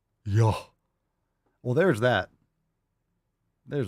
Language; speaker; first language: English; native; English